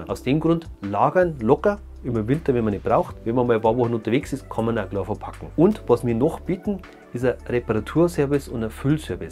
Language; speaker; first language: German; native; German